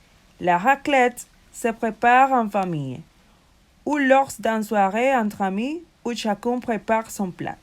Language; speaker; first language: French; non-native, learner; Spanish